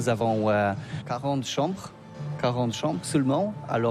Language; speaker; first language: French; non-native, learner; Polish